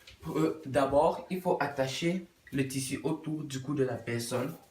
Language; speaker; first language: French; non-native, local second language; English